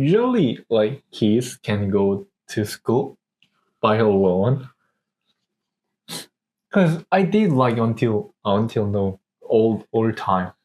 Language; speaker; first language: English; non-native, learner; Korean